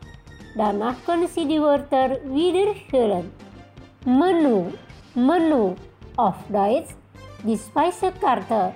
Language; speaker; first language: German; non-native, fluent; Indonesian